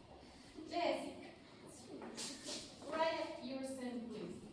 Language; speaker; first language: English; non-native, learner; Spanish